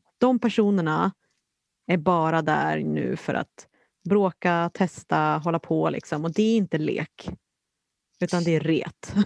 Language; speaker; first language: Swedish; native; Swedish